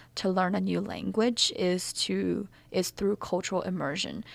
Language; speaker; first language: English; early bilingual, other home language; Chinese